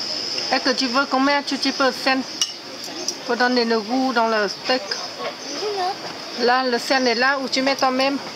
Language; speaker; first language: French; native; French